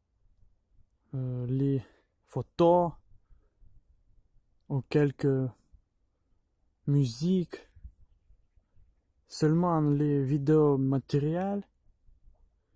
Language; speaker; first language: French; non-native, learner; Ukrainian